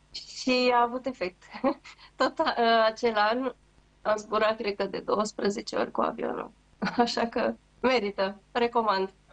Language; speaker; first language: Romanian; native; Romanian